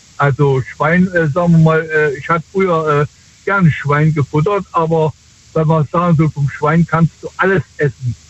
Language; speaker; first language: German; native; German